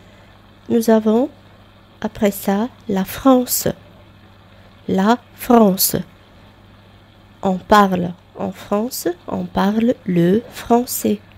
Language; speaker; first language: French; non-native, fluent; Arabic